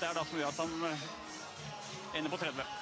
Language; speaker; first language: Norwegian; native; Norwegian